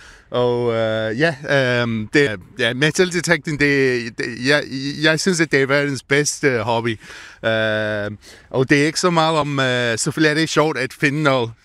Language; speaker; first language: Danish; non-native, fluent; English